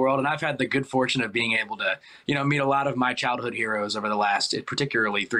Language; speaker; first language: English; native; English